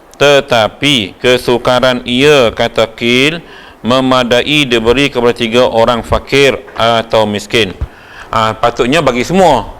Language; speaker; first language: Malay; native; Malay